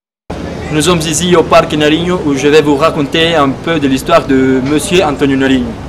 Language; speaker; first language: French; non-native, fluent; Spanish